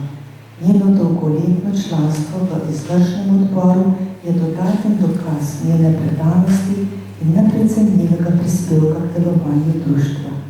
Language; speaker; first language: Slovenian; native; Slovenian